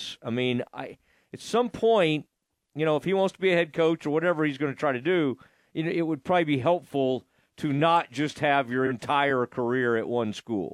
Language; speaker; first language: English; native; English